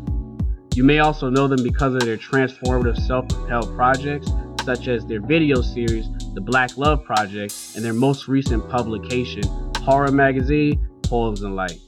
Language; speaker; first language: English; native; English